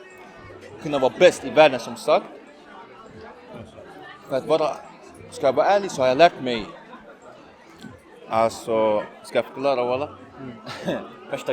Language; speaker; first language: Swedish; early bilingual, other home language; Somali